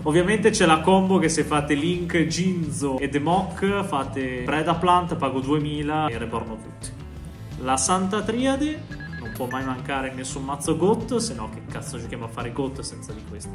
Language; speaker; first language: Italian; native; Italian